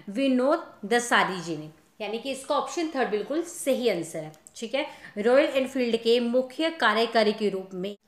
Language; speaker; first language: Hindi; non-native, local second language; Punjabi